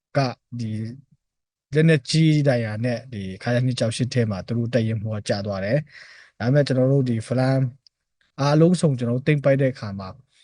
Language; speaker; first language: Burmese; non-native, local second language; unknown